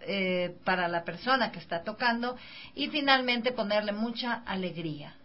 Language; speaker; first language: Spanish; native; Spanish